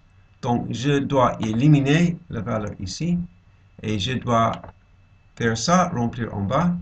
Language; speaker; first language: French; non-native, fluent; English